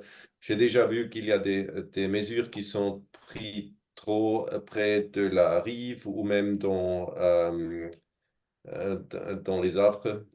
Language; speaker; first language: French; non-native, fluent; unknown